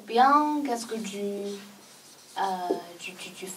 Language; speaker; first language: French; non-native, learner; Chinese